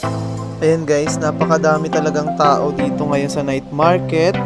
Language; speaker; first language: Filipino; native; Filipino